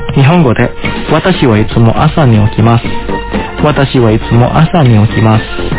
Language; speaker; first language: Japanese; non-native, fluent; Indonesian